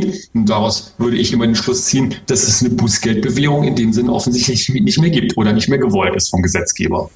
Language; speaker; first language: German; native; German